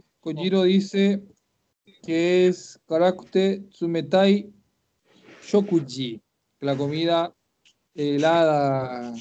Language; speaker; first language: Spanish; native; Spanish